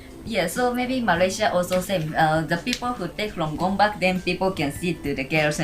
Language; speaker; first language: English; non-native, fluent; Japanese